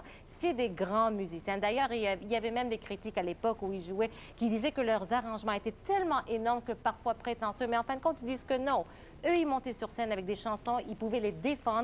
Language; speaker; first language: French; native; French